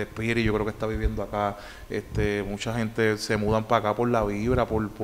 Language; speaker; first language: Spanish; native; Spanish